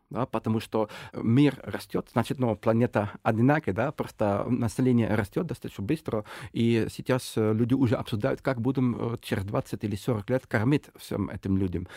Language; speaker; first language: Russian; non-native, fluent; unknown